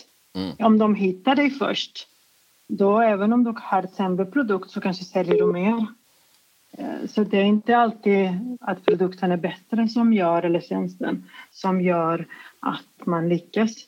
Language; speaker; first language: Swedish; non-native, fluent; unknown